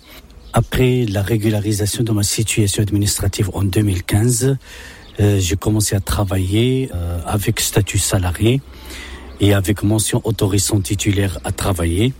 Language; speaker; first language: French; non-native, local second language; Arabic